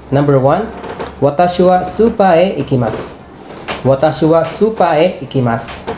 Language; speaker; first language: Japanese; non-native, fluent; English